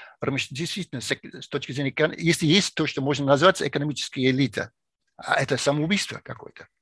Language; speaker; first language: Russian; non-native, fluent; English